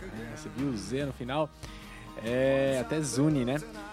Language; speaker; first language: Portuguese; native; Portuguese